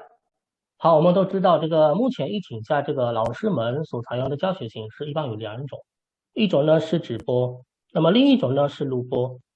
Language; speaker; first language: Chinese; native; Chinese